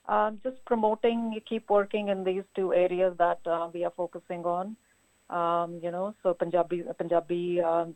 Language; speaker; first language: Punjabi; native; Punjabi